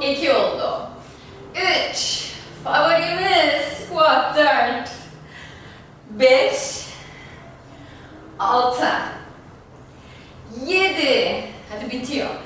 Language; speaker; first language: Turkish; non-native, fluent; German